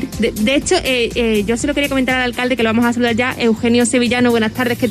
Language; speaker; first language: Spanish; native; Spanish